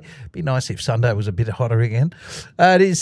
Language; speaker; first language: English; native; English